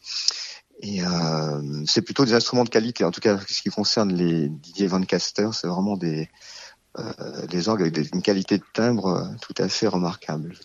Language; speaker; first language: French; native; French